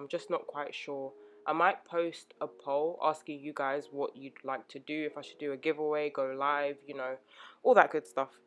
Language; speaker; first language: English; native; English